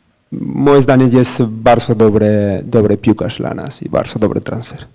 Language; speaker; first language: Polish; non-native, learner; Spanish